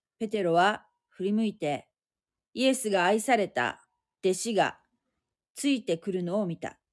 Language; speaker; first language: Japanese; native; Japanese